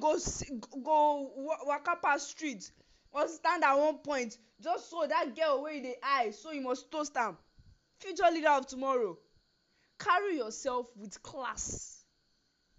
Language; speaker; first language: English; non-native, local second language; Yoruba